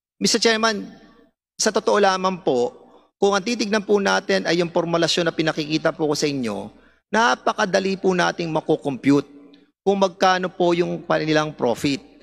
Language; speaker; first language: Filipino; native; Filipino